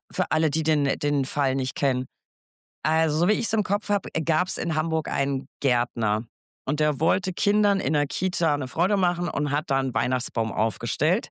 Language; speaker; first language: German; native; German